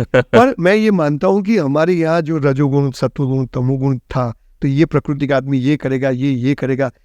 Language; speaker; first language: Hindi; non-native, local second language; Gujarati